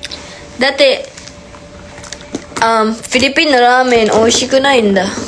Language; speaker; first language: Japanese; non-native, learner; Filipino